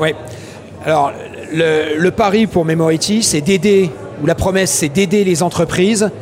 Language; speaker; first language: French; native; French